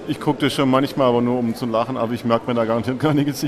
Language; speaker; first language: German; native; German